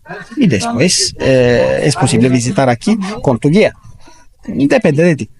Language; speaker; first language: Spanish; non-native, learner; Turkish